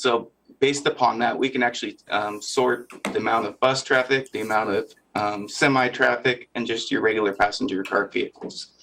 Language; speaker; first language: English; native; English